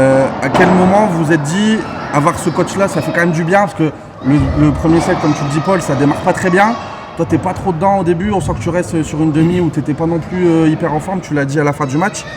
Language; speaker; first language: French; native; French